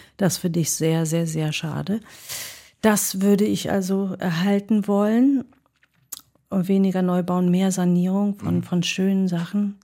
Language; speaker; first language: German; early bilingual, other home language; Greek